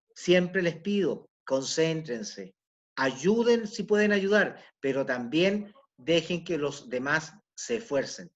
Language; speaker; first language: Spanish; native; Spanish